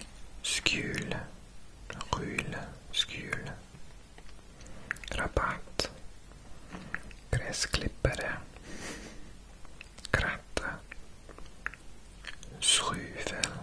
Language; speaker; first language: Swedish; non-native, learner; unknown